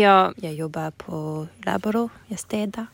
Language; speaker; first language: Swedish; non-native, learner; French